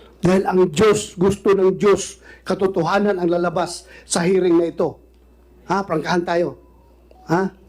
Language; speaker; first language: Filipino; non-native, local second language; Cebuano